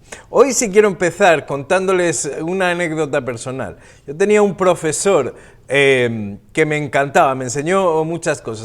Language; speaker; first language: Spanish; native; Spanish